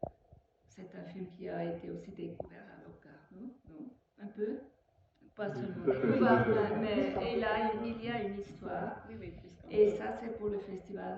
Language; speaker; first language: French; non-native, fluent; Portuguese